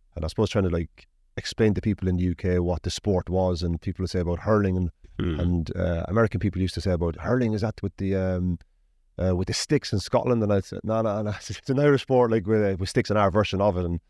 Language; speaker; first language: English; native; English